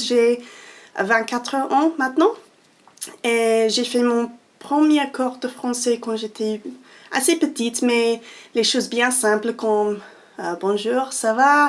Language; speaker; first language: French; non-native, fluent; English